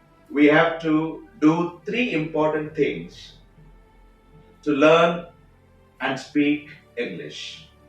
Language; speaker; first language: English; non-native, local second language; Telugu